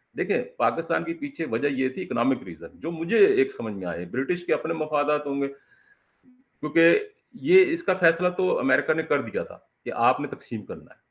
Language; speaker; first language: Urdu; non-native, local second language; Punjabi